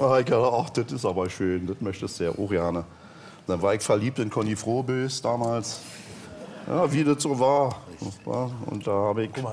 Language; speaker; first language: German; native; German